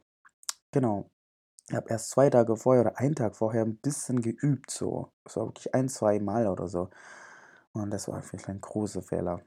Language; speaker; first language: German; non-native, fluent; Indonesian